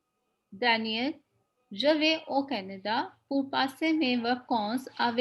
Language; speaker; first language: French; non-native, learner; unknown